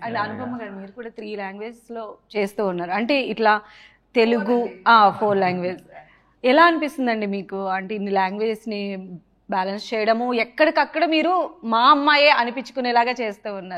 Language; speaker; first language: Telugu; native; Telugu